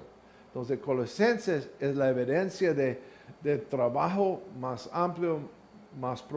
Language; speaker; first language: Spanish; non-native, learner; English